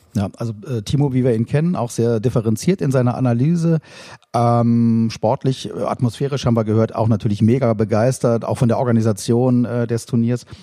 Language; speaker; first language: German; native; German